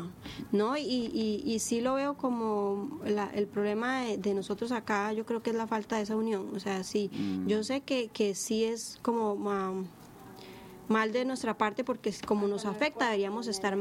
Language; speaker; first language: Spanish; native; Spanish